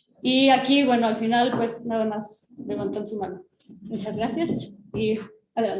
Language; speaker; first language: Spanish; native; Spanish